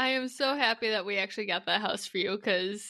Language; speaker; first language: English; native; English